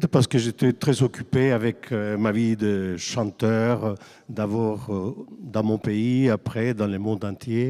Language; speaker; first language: French; non-native, fluent; Spanish